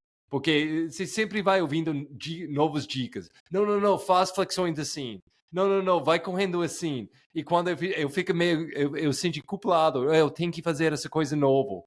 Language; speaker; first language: Portuguese; non-native, fluent; English